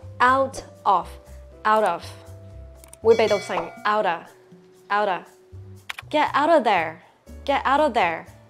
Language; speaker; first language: English; non-native, local second language; Cantonese